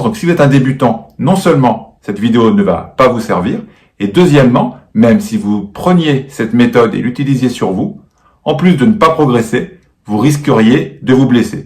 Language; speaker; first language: French; native; French